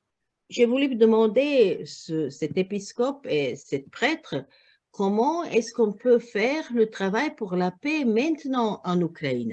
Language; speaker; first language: French; non-native, learner; Croatian